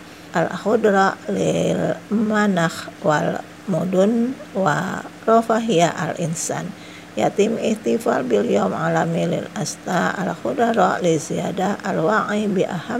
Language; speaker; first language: Arabic; non-native, fluent; Indonesian